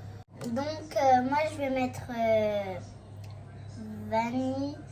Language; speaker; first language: French; native; French